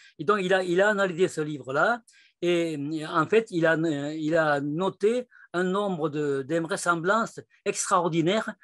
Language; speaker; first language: French; native; French